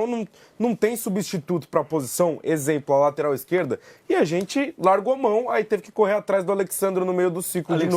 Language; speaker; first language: Portuguese; native; Portuguese